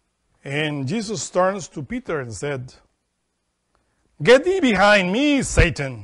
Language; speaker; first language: English; non-native, fluent; Spanish